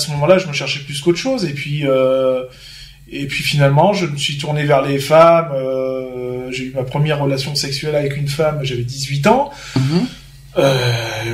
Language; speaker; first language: French; native; French